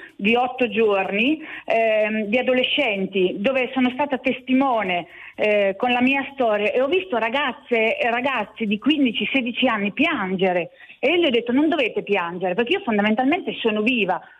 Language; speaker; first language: Italian; native; Italian